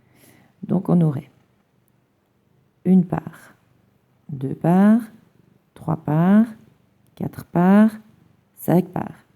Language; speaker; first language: French; native; French